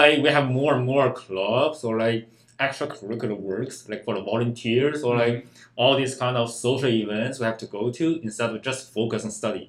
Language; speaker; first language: English; non-native, fluent; Chinese